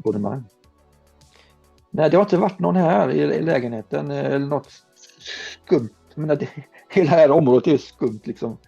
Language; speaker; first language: Swedish; native; Swedish